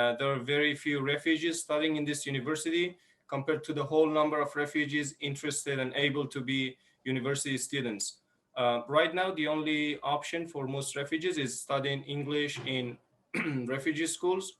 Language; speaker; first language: English; non-native, fluent; Persian